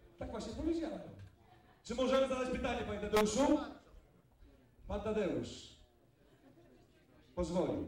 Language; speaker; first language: Polish; native; Polish